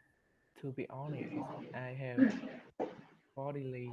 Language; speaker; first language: English; non-native, learner; Vietnamese